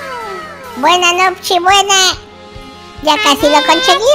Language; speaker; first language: Spanish; native; Spanish